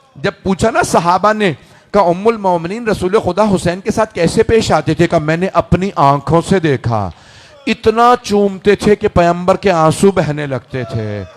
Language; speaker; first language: Urdu; early bilingual, heritage; Urdu